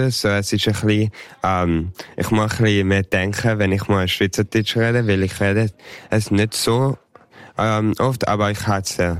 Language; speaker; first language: German; early bilingual, heritage; English